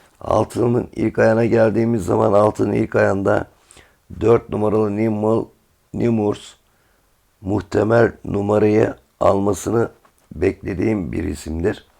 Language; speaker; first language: Turkish; native; Turkish